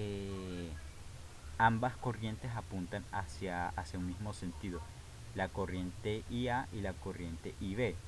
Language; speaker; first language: Spanish; native; Spanish